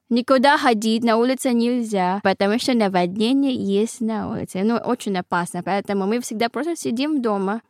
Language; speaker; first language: Russian; non-native, learner; Filipino